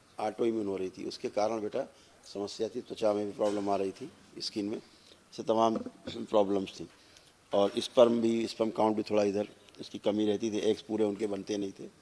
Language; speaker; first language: Hindi; native; Hindi